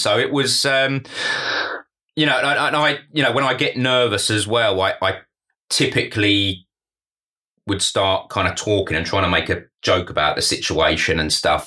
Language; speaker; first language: English; native; English